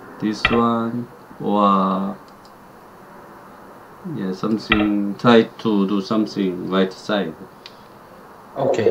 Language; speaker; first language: English; non-native, learner; Korean